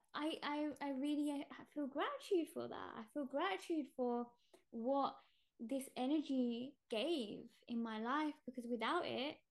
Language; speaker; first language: English; native; English